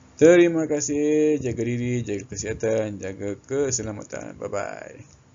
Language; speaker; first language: Malay; native; Malay